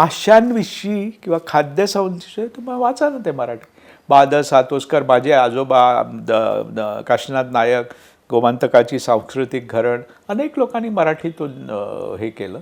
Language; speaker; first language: Marathi; non-native, local second language; Konkani